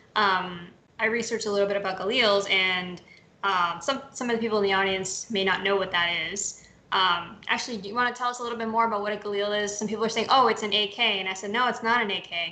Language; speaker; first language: English; early bilingual, other home language; Spanish